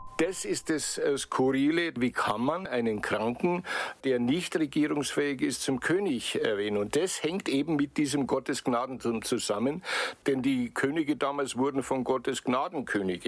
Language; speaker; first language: German; native; German